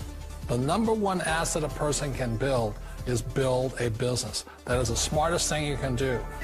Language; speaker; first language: English; native; English